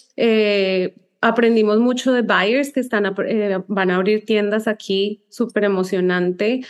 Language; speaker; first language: Spanish; native; Spanish